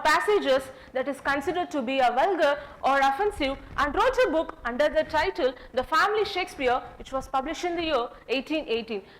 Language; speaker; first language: English; non-native, local second language; Tamil